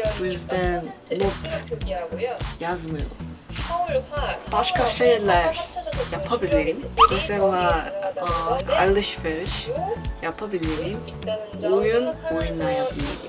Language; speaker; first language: Turkish; non-native, learner; Korean